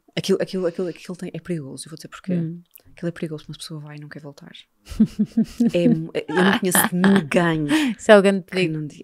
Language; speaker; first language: Portuguese; native; Portuguese